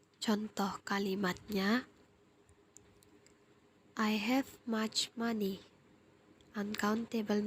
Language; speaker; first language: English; non-native, learner; Indonesian